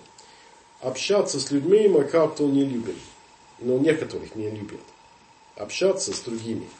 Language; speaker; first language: Russian; non-native, fluent; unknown